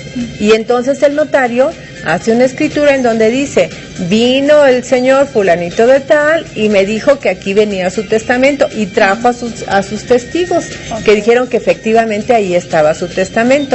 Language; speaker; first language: Spanish; native; Spanish